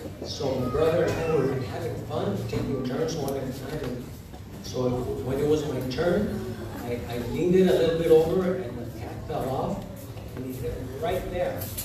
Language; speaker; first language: English; early bilingual, other home language; Spanish